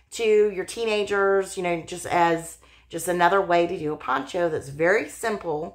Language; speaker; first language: English; native; English